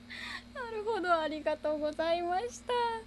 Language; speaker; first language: Japanese; native; Japanese